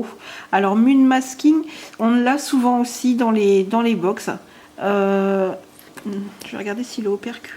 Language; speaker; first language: French; native; French